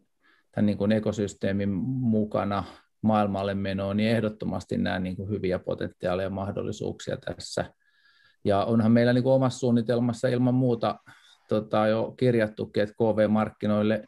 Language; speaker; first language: Finnish; native; Finnish